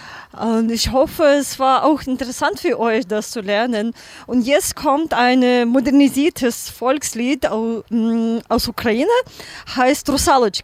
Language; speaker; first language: German; non-native, learner; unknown